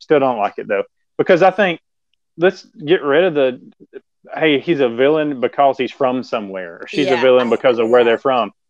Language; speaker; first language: English; native; English